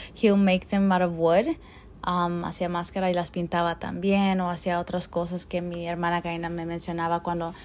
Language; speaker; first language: Spanish; early bilingual, heritage; Spanish